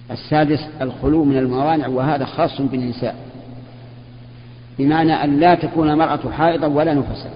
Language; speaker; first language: Arabic; native; Arabic